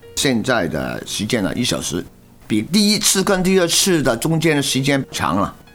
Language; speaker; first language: Chinese; non-native, local second language; Cantonese